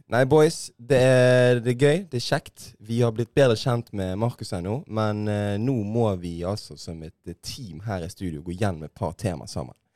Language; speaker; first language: Norwegian; native; Norwegian